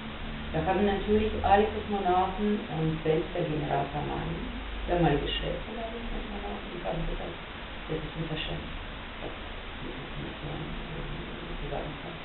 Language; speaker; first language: German; non-native, fluent; Russian